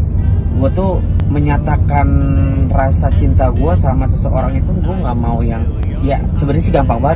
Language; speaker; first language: Indonesian; native; Indonesian